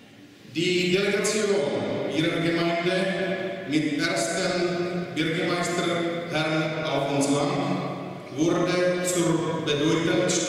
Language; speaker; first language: German; non-native, fluent; Czech